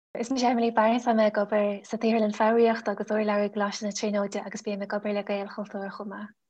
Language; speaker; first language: Irish; non-native, local second language; English